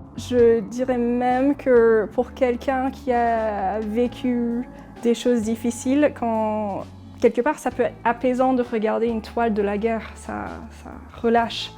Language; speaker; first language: French; early bilingual, heritage; English